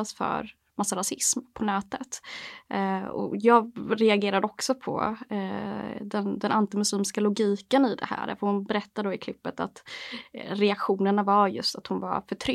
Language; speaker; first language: Swedish; native; Swedish